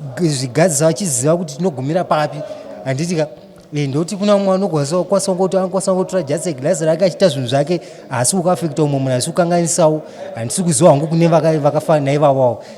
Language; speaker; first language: Shona; early bilingual, other home language; Nyanja